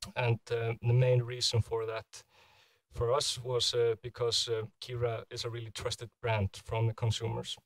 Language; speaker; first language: English; non-native, fluent; Icelandic